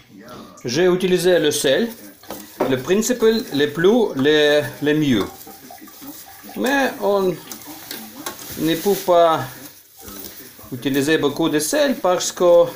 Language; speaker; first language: French; non-native, learner; Ukrainian